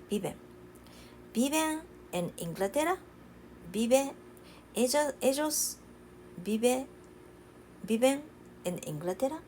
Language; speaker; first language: Spanish; non-native, learner; Japanese